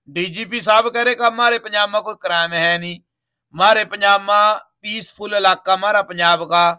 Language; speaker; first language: Hindi; non-native, local second language; Punjabi